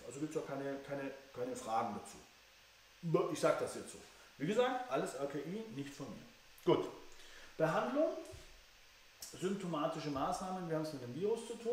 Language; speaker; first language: German; native; German